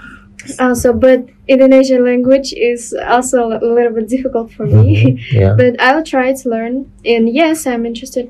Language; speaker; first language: English; non-native, learner; Russian